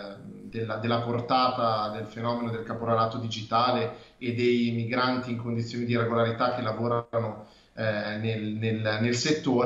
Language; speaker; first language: Italian; native; Italian